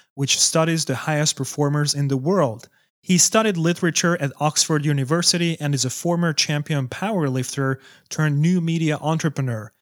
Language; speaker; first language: English; non-native, fluent; Hungarian